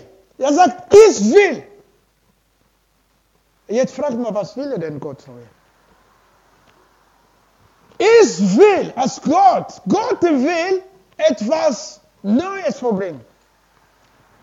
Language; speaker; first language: German; non-native, learner; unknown